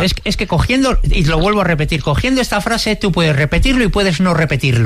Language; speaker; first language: Spanish; native; Spanish